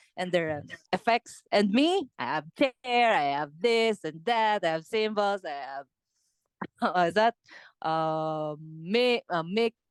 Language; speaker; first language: English; non-native, local second language; Filipino